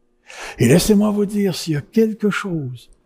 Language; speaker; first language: French; native; French